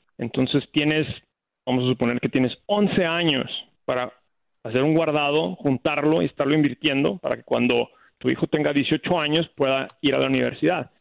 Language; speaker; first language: Spanish; native; Spanish